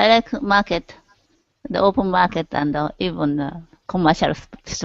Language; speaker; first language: English; non-native, learner; Japanese